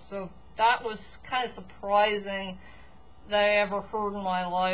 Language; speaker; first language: English; native; English